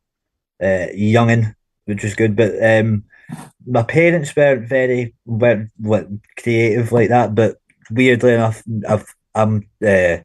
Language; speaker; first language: English; native; English